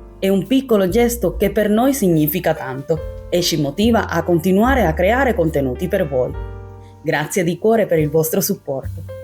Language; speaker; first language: Italian; non-native, fluent; Spanish